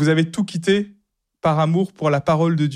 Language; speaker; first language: French; native; French